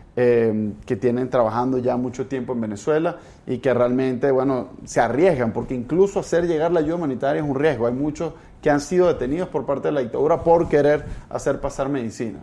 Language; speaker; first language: Spanish; native; Spanish